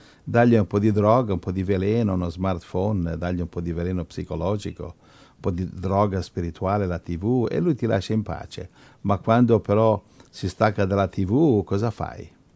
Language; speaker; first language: Italian; native; Italian